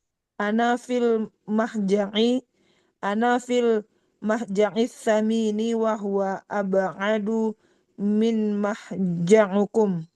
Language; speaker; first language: Arabic; non-native, learner; Indonesian